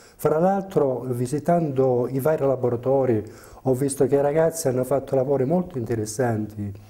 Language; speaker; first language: Italian; native; Italian